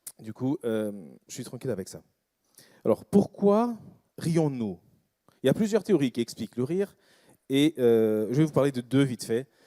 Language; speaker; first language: French; non-native, fluent; Portuguese